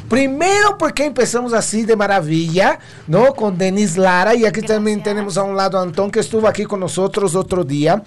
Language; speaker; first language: Spanish; non-native, fluent; Portuguese